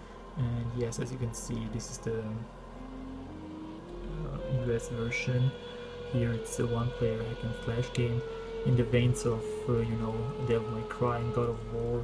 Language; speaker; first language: English; non-native, fluent; German